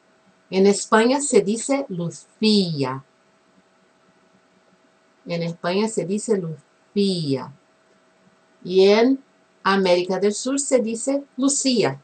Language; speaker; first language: Spanish; non-native, fluent; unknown